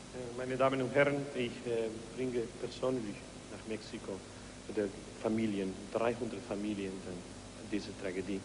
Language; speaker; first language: German; non-native, learner; Spanish